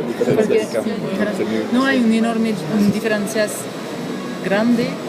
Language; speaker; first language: Spanish; non-native, learner; French